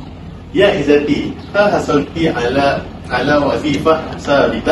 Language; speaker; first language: Arabic; non-native, learner; Malay